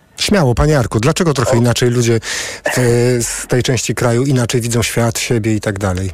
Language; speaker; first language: Polish; native; Polish